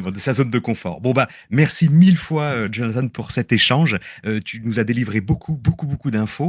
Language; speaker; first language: French; native; French